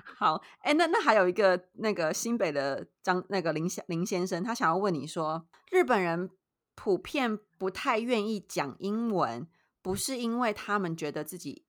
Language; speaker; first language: Chinese; native; Chinese